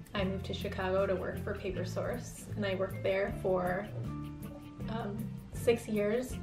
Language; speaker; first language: English; native; English